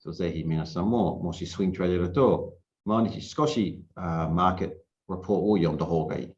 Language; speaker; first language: Japanese; non-native, learner; English